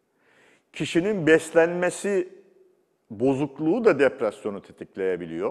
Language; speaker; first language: Turkish; native; Turkish